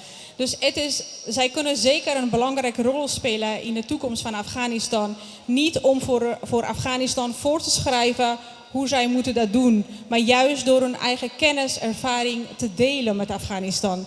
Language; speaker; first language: Dutch; non-native, fluent; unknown